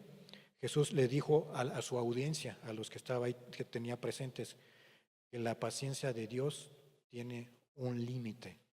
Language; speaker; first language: Spanish; native; Spanish